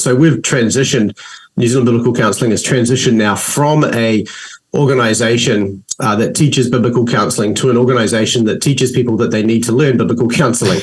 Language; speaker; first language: English; native; English